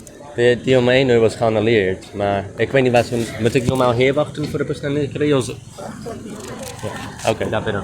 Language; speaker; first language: Dutch; non-native, learner; English